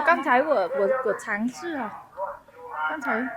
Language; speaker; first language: Chinese; non-native, learner; Vietnamese